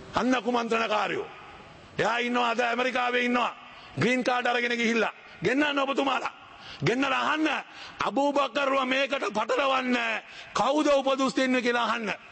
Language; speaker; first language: Sinhala; non-native, local second language; Tamil